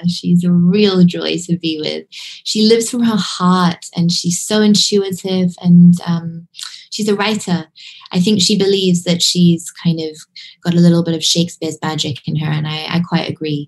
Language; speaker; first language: English; native; English